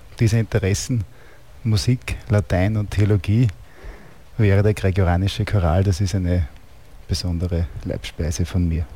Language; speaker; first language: German; native; German